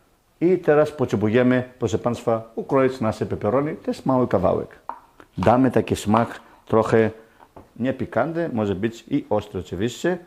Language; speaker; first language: Polish; non-native, learner; Greek